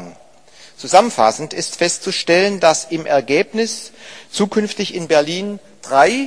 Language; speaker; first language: German; native; German